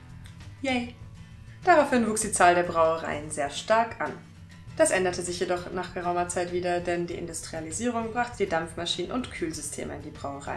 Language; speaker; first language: German; native; German